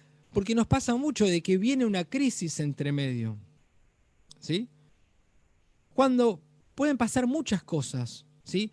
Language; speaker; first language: Spanish; native; Spanish